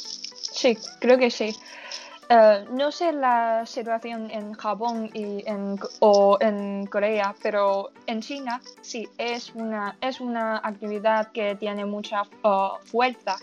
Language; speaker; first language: Spanish; non-native, learner; Chinese